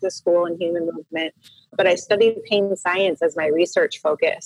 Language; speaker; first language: English; native; English